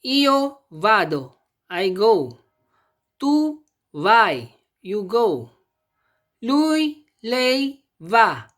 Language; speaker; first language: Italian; non-native, fluent; Filipino